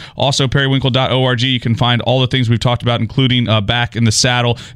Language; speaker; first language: English; native; English